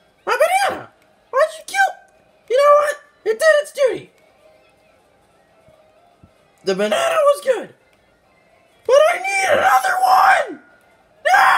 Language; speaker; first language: English; native; English